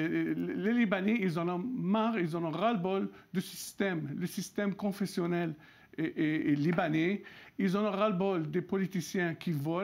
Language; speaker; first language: French; non-native, local second language; Arabic